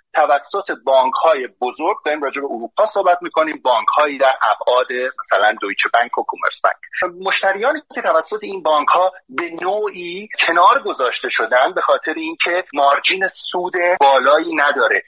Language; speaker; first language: Persian; native; Persian